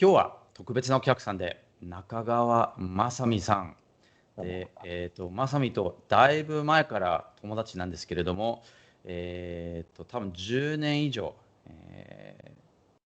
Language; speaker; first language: Japanese; non-native, fluent; German